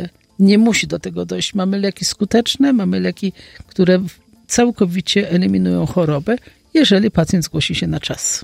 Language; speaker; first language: Polish; native; Polish